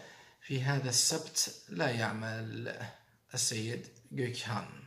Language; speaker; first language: Arabic; non-native, fluent; Turkish